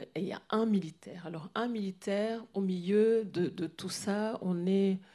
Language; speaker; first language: French; non-native, local second language; Kinyarwanda